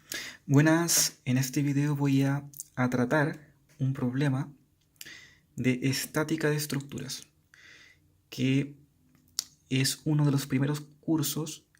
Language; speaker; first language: Spanish; native; Spanish